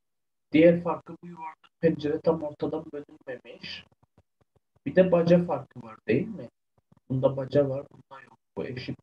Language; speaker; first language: Turkish; native; Turkish